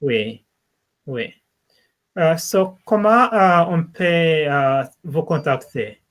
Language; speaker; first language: French; non-native, learner; English